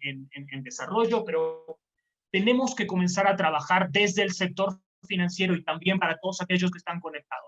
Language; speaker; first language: Spanish; native; Spanish